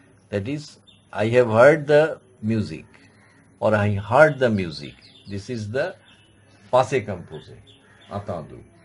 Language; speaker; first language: English; non-native, local second language; Bangla